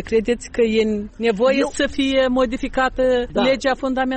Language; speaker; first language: Romanian; native; Romanian